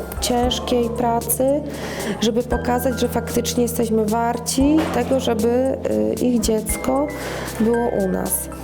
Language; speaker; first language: Polish; native; Polish